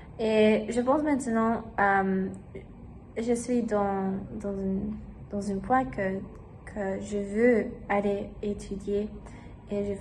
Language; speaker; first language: French; non-native, learner; German